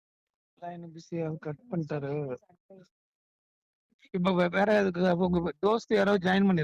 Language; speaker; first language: Tamil; native; Tamil